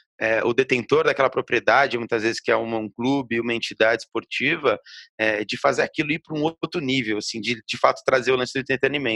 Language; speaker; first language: Portuguese; native; Portuguese